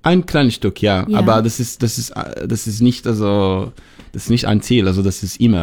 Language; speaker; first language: German; non-native, fluent; Hebrew